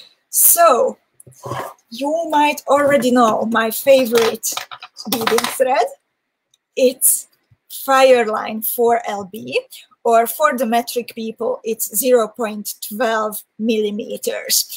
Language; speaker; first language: English; non-native, fluent; Hungarian